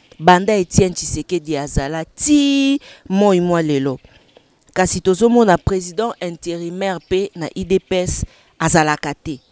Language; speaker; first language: Lingala; native; Lingala